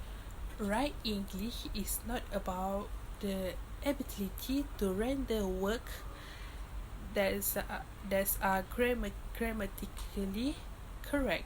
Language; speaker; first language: English; non-native, local second language; Malay